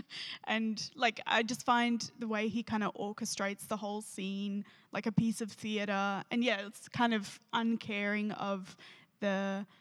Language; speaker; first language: English; native; English